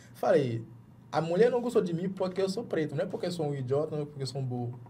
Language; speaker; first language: Portuguese; non-native, fluent; English